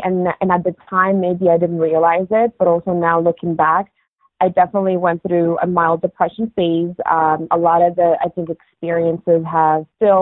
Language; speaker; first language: English; non-native, fluent; Arabic